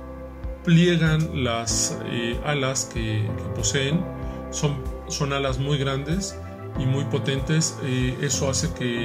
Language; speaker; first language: Spanish; native; Spanish